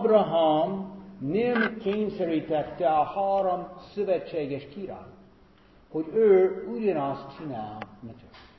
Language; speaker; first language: Hungarian; non-native, fluent; English